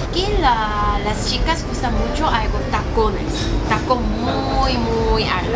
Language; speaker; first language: Spanish; non-native, learner; Korean